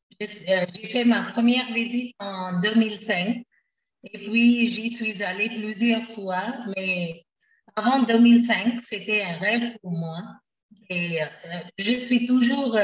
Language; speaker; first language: French; non-native, fluent; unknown